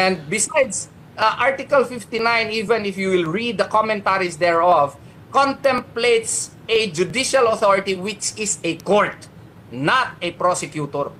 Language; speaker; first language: English; non-native, local second language; Filipino